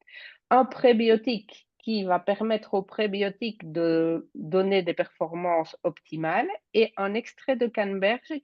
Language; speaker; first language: French; native; French